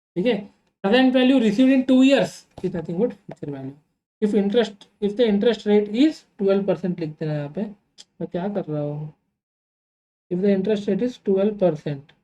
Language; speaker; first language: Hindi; non-native, local second language; Telugu